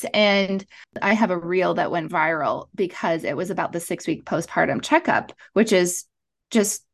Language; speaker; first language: English; native; English